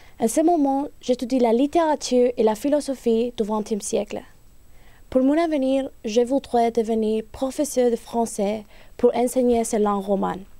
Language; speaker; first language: French; non-native, learner; English